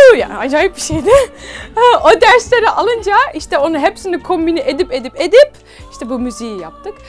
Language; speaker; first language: Turkish; early bilingual, heritage; Turkish